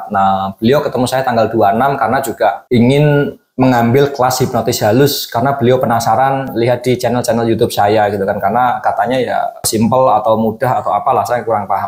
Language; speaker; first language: Indonesian; native; Indonesian